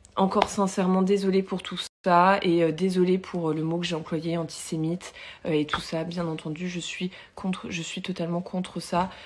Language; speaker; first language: French; native; French